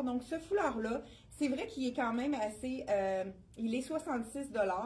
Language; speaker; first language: French; native; French